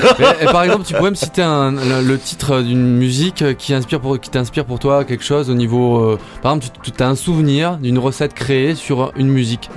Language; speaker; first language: French; native; French